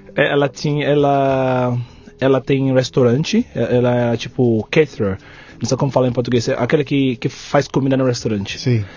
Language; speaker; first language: Portuguese; non-native, fluent; Yoruba